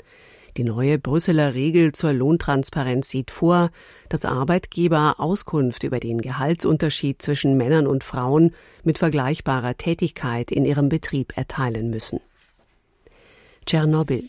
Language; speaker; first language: German; native; German